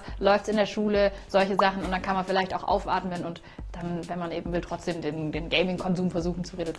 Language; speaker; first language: German; native; German